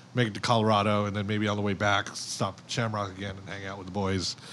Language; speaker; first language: English; native; English